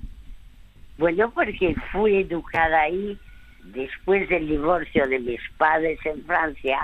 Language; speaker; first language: Spanish; early bilingual, other home language; French